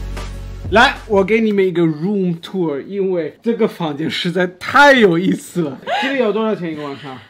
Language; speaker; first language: Chinese; non-native, fluent; German